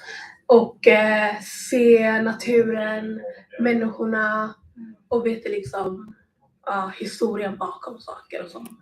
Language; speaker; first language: Swedish; early bilingual, other home language; Somali